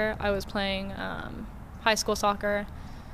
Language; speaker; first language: English; native; English